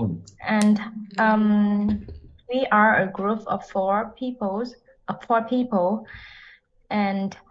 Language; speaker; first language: English; non-native, learner; Vietnamese